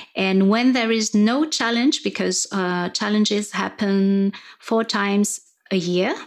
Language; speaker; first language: English; non-native, fluent; French